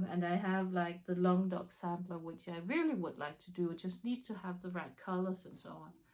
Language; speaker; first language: English; non-native, fluent; Danish